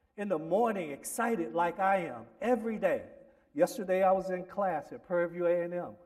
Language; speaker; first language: English; native; English